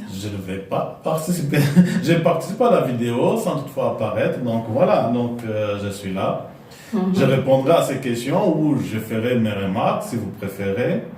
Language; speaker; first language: French; non-native, local second language; Lingala